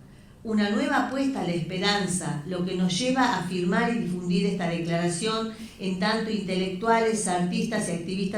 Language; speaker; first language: Spanish; native; Spanish